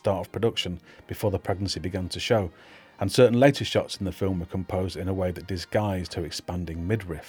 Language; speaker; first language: English; native; English